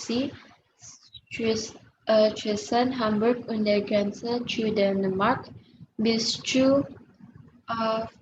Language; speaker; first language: German; non-native, learner; Indonesian